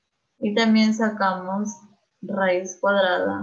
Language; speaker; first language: Spanish; native; Spanish